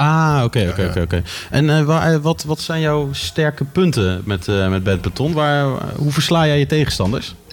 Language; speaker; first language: Dutch; native; Dutch